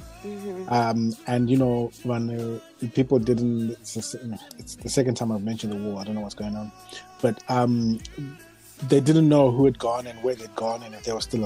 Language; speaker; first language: English; non-native, local second language; Shona